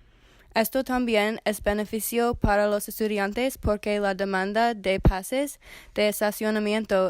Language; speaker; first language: Spanish; non-native, learner; English